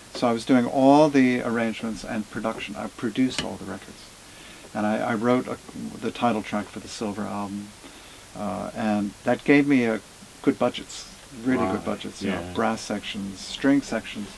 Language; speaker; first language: English; native; English